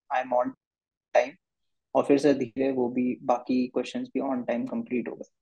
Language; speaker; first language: Hindi; native; Hindi